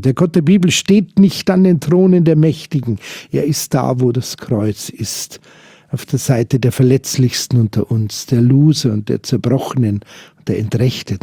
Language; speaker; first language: German; native; German